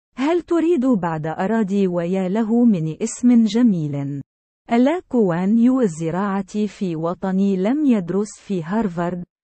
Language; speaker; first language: Arabic; non-native, local second language; Central Kurdish